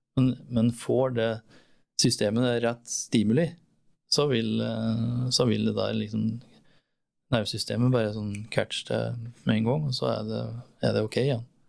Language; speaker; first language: Norwegian; native; Norwegian